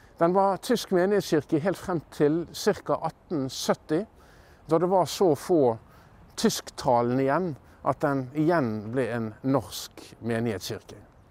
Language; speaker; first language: Norwegian; native; Norwegian